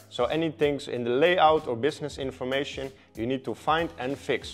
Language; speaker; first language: English; non-native, fluent; Dutch